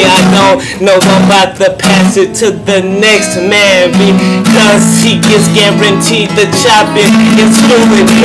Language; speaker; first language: English; native; English